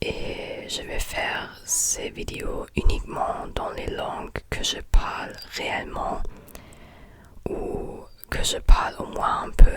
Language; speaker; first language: French; non-native, fluent; German